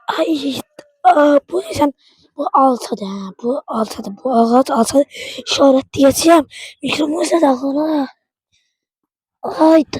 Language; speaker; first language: Azerbaijani; non-native, local second language; Talysh